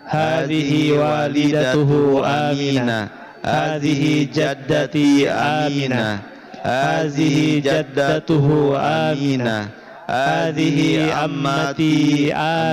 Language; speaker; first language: Arabic; non-native, learner; Indonesian